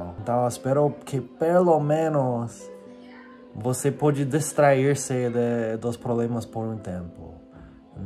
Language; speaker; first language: Portuguese; non-native, fluent; English